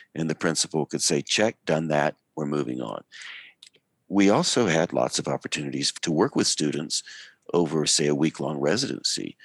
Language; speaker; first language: English; native; English